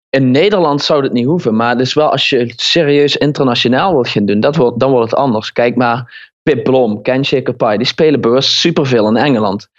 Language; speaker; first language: Dutch; native; Dutch